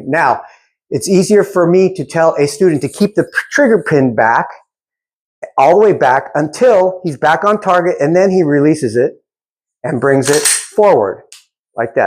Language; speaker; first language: English; native; English